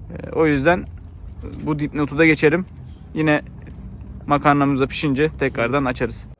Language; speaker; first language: Turkish; native; Turkish